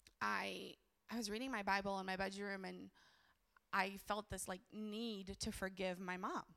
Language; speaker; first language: English; early bilingual, other home language; Portuguese